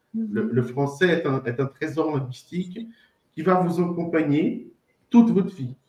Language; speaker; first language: French; non-native, fluent; Portuguese